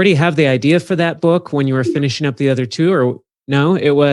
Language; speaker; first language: English; native; English